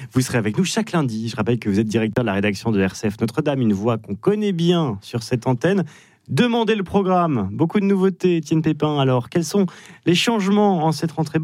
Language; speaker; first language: French; native; French